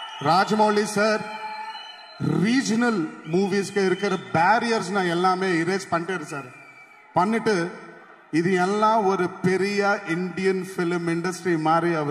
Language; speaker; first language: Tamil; non-native, fluent; Telugu